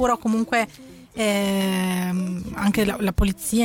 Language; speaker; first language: Italian; native; Italian